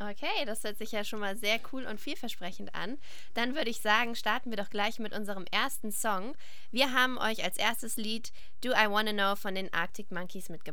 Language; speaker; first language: German; native; German